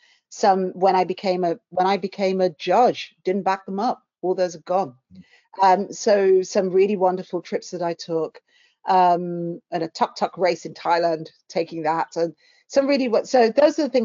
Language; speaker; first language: English; native; English